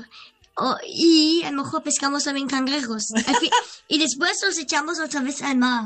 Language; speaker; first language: Spanish; early bilingual, heritage; Spanish